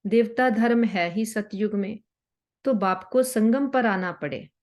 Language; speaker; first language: Hindi; non-native, local second language; Punjabi